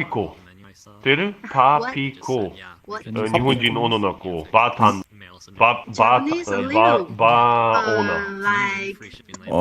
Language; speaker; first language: Japanese; non-native, learner; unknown